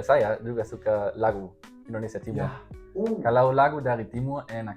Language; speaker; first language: Indonesian; non-native, learner; German